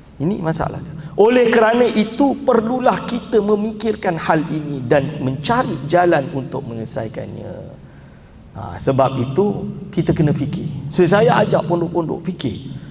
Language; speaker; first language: Malay; native; Malay